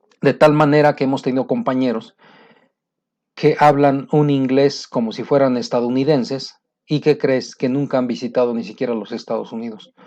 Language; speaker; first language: Spanish; native; Spanish